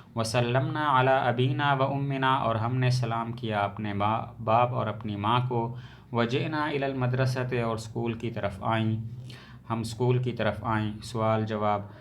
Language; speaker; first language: Urdu; native; Urdu